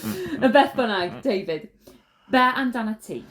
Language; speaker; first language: Welsh; non-native, learner; English